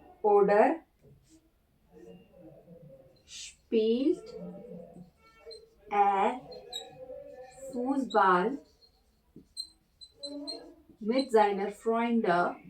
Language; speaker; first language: German; non-native, learner; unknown